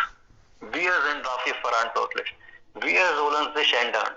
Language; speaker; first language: German; non-native, fluent; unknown